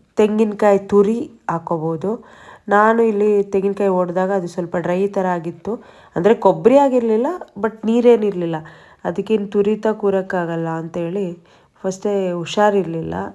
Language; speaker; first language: Kannada; non-native, local second language; Tulu